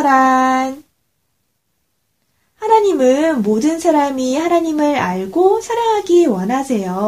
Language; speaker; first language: Korean; native; Korean